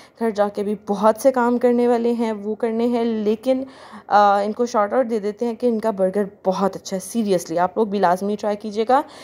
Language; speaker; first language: Urdu; native; Urdu